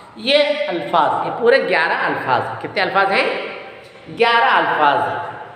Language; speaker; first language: Urdu; native; Urdu